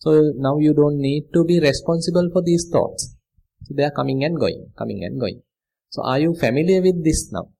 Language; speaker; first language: English; non-native, local second language; Sinhala